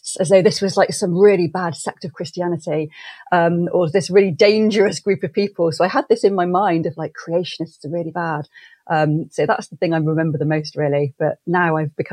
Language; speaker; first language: English; native; English